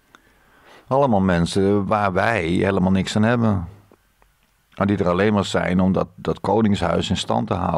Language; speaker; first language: Dutch; native; Dutch